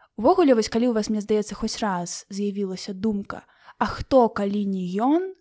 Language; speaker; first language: Belarusian; native; Belarusian